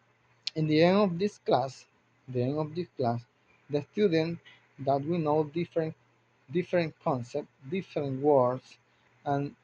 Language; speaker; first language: English; non-native, learner; Spanish